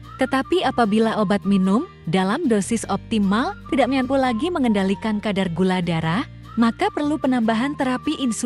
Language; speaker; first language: Indonesian; native; Indonesian